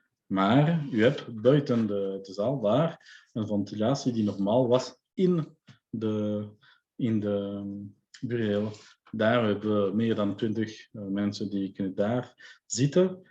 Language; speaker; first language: Dutch; non-native, local second language; French